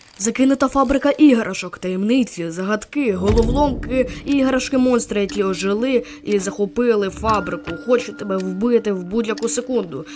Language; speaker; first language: Ukrainian; non-native, local second language; Russian